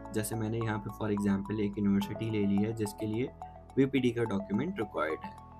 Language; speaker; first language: Urdu; native; Urdu